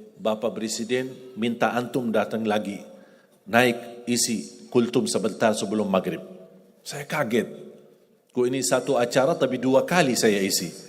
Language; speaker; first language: Malay; non-native, fluent; Arabic